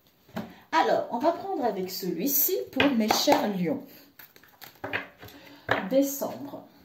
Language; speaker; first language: French; native; French